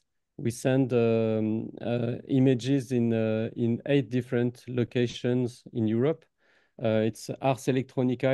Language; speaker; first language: English; non-native, fluent; French